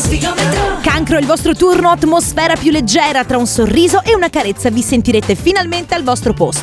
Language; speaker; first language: Italian; native; Italian